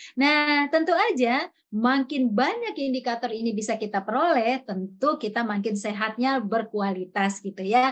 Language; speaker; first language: Indonesian; native; Indonesian